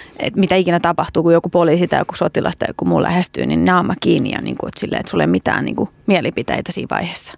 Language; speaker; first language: Finnish; early bilingual, other home language; Kurdish